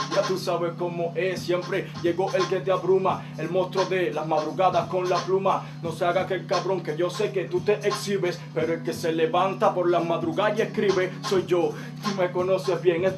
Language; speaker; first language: Spanish; native; Spanish